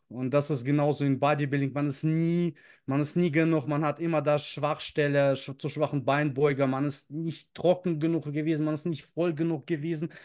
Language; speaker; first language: German; early bilingual, other home language; Russian